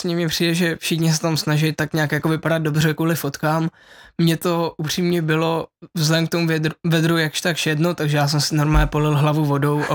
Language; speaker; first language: Czech; native; Czech